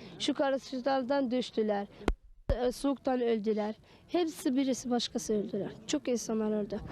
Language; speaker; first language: Turkish; non-native, learner; Kurdish